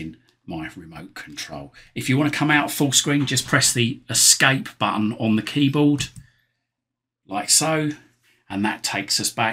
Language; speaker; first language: English; native; English